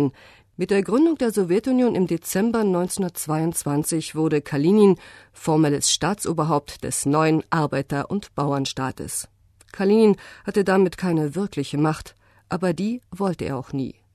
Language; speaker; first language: German; native; German